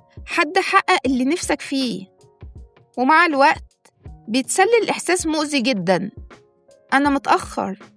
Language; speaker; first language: Arabic; native; Arabic